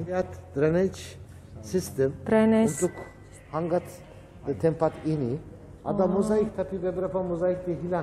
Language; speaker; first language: Indonesian; non-native, learner; Turkish